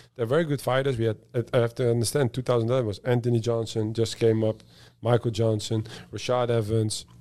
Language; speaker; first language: English; non-native, fluent; Dutch